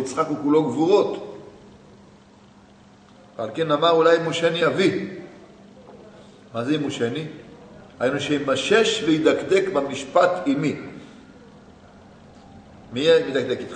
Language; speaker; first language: Hebrew; native; Hebrew